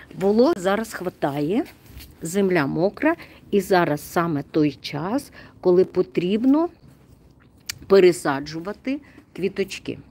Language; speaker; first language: Ukrainian; non-native, local second language; Russian